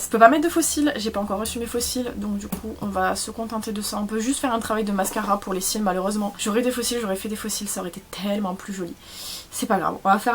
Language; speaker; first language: French; native; French